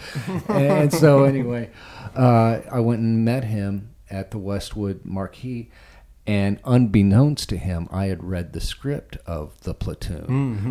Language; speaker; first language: English; native; English